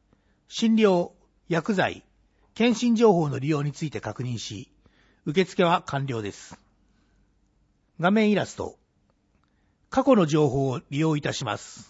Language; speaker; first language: Japanese; native; Japanese